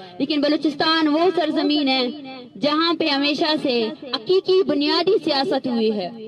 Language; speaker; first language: Urdu; non-native, local second language; Baluchi